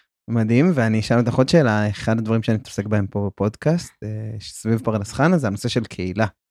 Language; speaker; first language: Hebrew; native; Hebrew